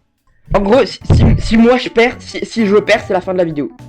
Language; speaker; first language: French; native; French